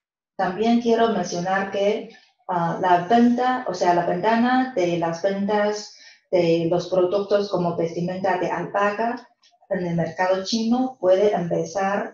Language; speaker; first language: Spanish; non-native, fluent; Chinese